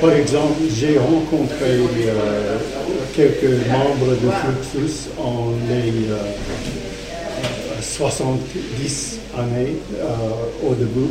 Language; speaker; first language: French; non-native, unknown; English